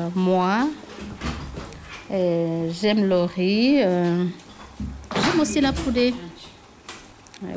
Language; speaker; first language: French; non-native, local second language; Rundi